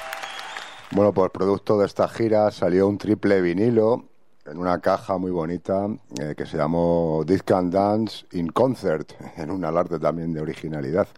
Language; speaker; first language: Spanish; native; Spanish